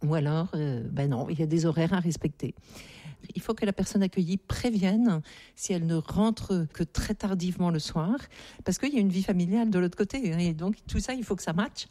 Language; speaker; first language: French; native; French